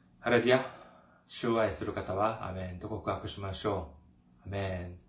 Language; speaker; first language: Japanese; non-native, fluent; Korean